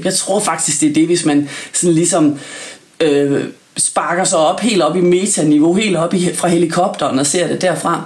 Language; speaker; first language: Danish; native; Danish